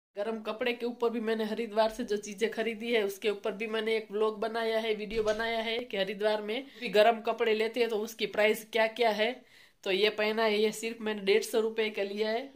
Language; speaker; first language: Hindi; non-native, local second language; Gujarati